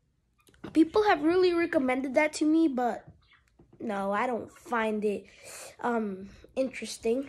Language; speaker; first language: English; native; English